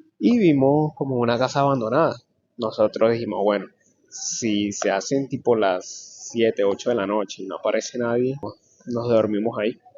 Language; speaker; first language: Spanish; native; Spanish